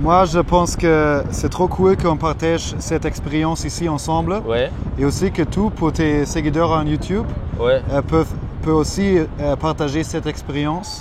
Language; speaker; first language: French; non-native, learner; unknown